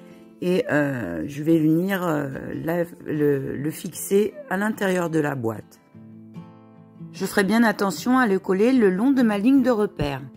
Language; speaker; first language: French; native; French